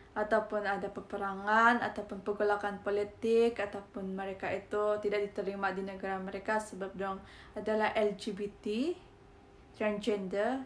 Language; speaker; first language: Malay; native; Malay